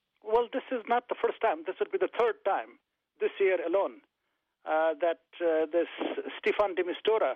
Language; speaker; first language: English; non-native, fluent; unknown